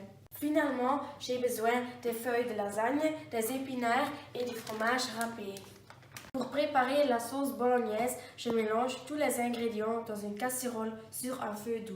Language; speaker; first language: French; non-native, learner; Dutch